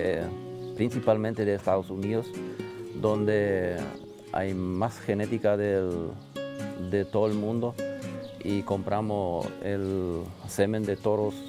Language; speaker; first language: Spanish; non-native, local second language; German